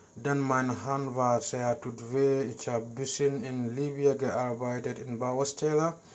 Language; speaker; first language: German; non-native, learner; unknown